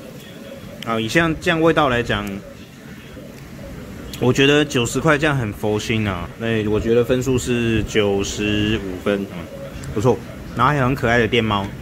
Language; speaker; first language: Chinese; native; Chinese